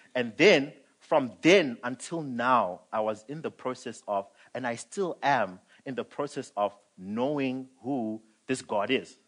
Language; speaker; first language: English; non-native, local second language; Shona